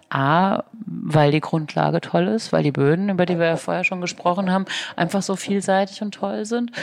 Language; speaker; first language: German; native; German